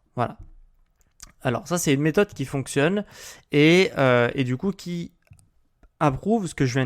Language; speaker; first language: French; native; French